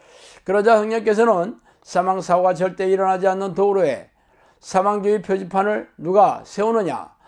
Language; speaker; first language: Korean; native; Korean